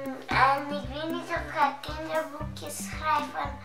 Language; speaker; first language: Dutch; early bilingual, other home language; Indonesian